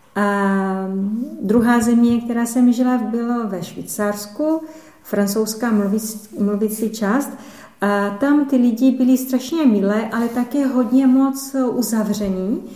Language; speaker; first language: Czech; non-native, fluent; Portuguese